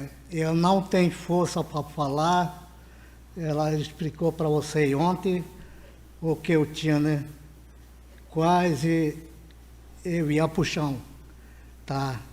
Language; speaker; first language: Portuguese; non-native, local second language; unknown